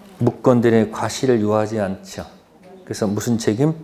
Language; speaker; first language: Korean; native; Korean